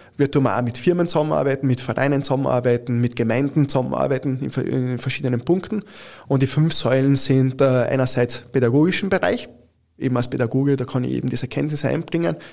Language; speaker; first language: German; early bilingual, other home language; Italian